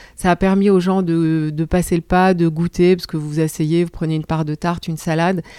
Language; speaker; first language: French; native; French